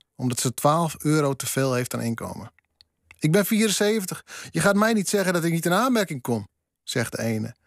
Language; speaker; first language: Dutch; non-native, local second language; Western Frisian